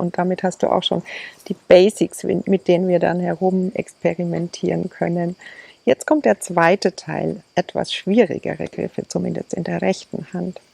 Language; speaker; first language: German; native; German